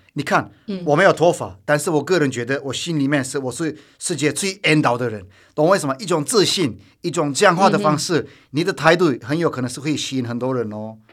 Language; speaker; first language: Chinese; non-native, fluent; Turkish